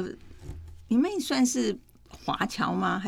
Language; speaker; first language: Chinese; native; Chinese